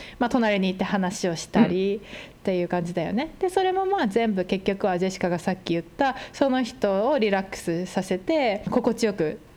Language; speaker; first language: Japanese; early bilingual, heritage; Japanese